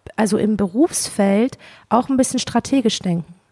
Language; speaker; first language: German; native; German